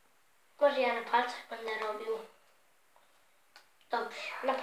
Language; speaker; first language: Polish; early bilingual, heritage; Polish